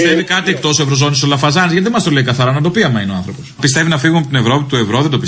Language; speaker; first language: Greek; native; Greek